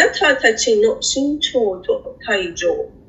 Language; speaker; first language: Japanese; non-native, learner; Persian